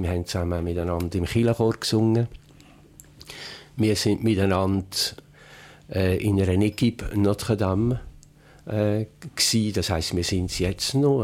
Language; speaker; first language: German; native; German